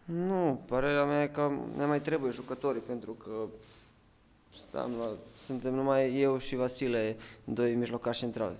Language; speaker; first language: Romanian; non-native, fluent; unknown